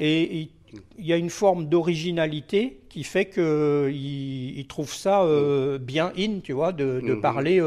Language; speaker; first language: French; native; French